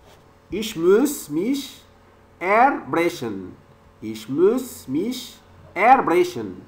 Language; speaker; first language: German; non-native, learner; French